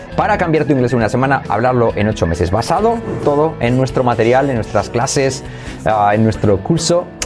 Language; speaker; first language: Spanish; native; Spanish